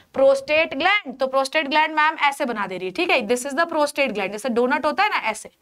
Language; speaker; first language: Hindi; native; Hindi